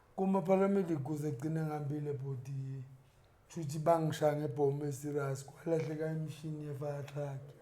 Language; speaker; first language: Zulu; native; Zulu